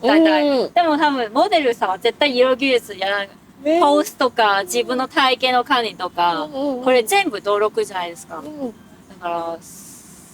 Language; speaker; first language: Japanese; non-native, learner; Cantonese